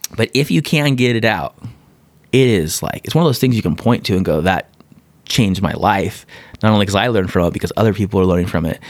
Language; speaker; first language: English; native; English